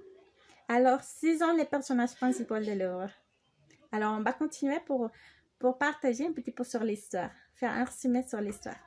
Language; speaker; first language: French; non-native, learner; Spanish